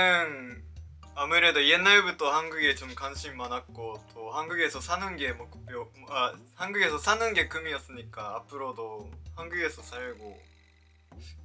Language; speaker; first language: Korean; non-native, fluent; Japanese